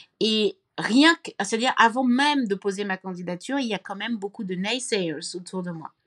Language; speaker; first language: French; native; French